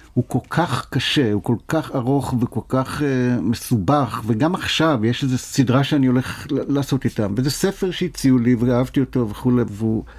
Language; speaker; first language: Hebrew; native; Hebrew